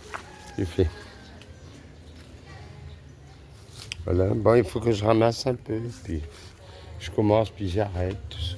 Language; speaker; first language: French; native; French